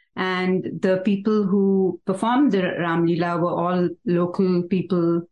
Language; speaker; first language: English; non-native, local second language; Hindi